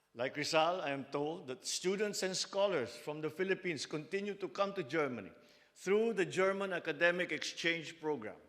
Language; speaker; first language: English; non-native, local second language; Filipino